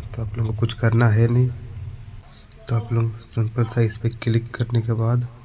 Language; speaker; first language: Hindi; native; Hindi